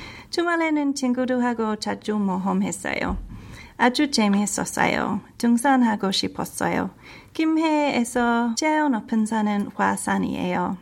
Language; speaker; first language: Korean; non-native, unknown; English